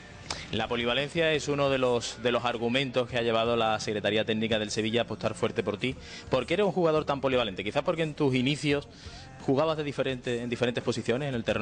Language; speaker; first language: Spanish; native; Spanish